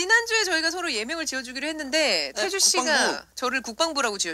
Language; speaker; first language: Korean; native; Korean